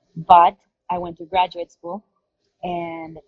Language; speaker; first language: English; non-native, fluent; Spanish